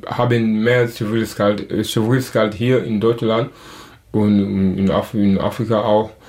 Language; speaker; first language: German; non-native, learner; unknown